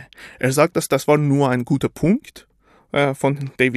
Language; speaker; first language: German; non-native, fluent; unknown